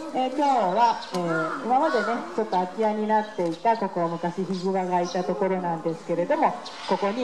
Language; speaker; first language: Japanese; native; Japanese